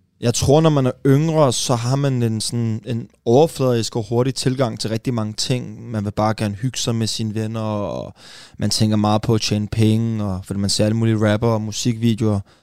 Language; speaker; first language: Danish; early bilingual, other home language; Persian